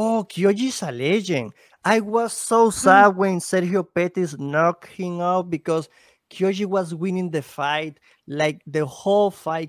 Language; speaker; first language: English; non-native, learner; Spanish